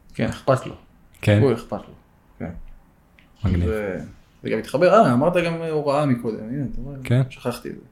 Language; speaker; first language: Hebrew; native; Hebrew